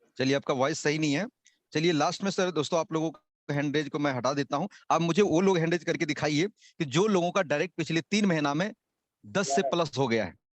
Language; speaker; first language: Hindi; native; Hindi